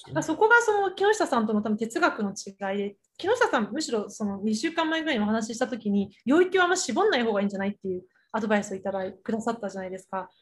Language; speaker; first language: Japanese; early bilingual, other home language; Chinese